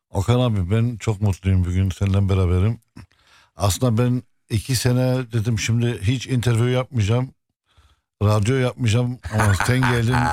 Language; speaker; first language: Turkish; non-native, fluent; Arabic